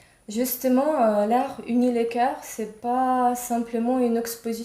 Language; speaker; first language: French; non-native, fluent; Ukrainian